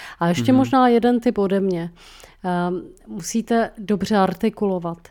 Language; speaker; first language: Czech; native; Czech